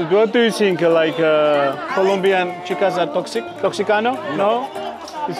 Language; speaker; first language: English; non-native, learner; Georgian